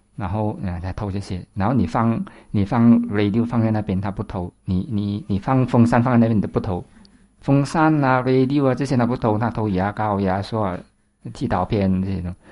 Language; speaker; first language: Chinese; native; Chinese